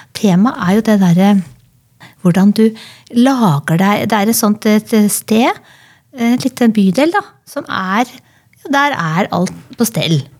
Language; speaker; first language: Norwegian; native; Norwegian